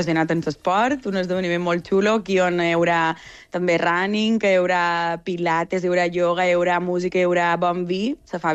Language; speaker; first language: Catalan; native; Catalan